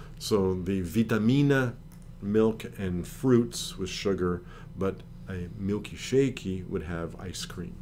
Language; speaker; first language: English; native; English